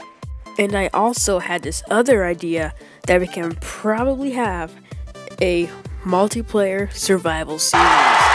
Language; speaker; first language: English; native; English